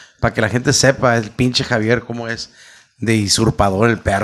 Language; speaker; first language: Spanish; early bilingual, heritage; Spanish